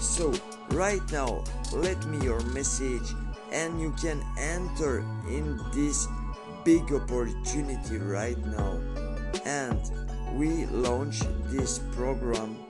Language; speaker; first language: English; non-native, learner; French